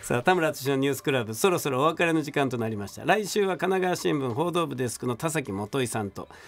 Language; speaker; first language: Japanese; native; Japanese